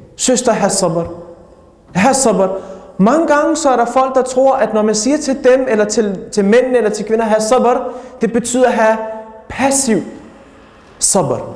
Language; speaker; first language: Danish; early bilingual, other home language; Urdu